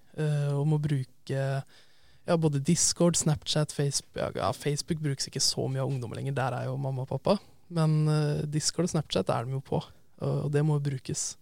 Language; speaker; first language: Norwegian; native; Norwegian